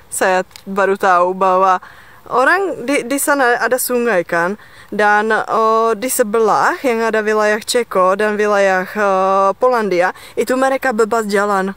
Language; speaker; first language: Indonesian; non-native, fluent; Czech